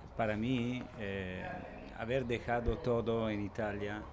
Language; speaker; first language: Spanish; non-native, learner; Italian